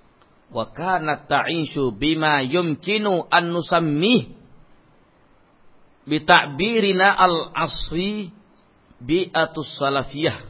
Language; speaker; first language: Arabic; non-native, fluent; Indonesian